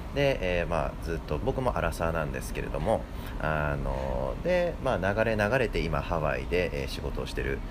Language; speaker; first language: Japanese; early bilingual, heritage; English